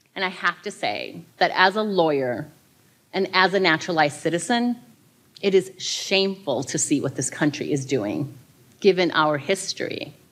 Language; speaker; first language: English; early bilingual, other home language; Spanish